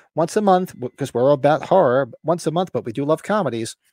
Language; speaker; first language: English; native; English